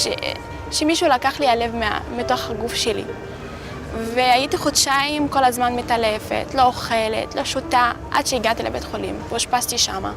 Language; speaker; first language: Hebrew; non-native, local second language; Arabic